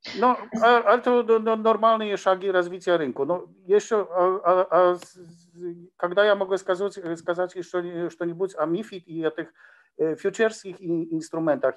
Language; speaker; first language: Polish; non-native, learner; Ukrainian